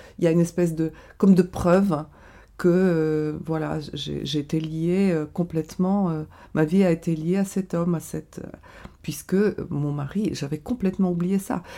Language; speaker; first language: French; non-native, fluent; Bulgarian